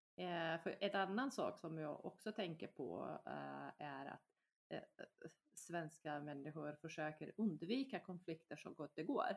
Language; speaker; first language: Swedish; early bilingual, other home language; Bosnian